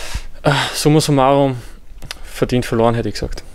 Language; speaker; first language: German; native; German